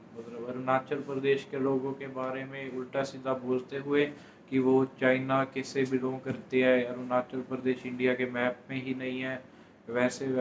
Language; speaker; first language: Hindi; non-native, local second language; Punjabi